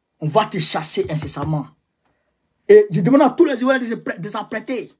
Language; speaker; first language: French; non-native, local second language; Bambara